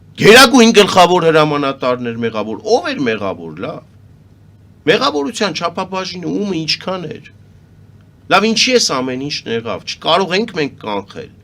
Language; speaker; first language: Armenian; native; Armenian